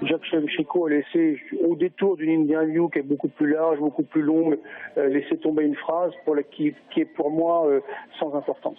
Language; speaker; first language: French; native; French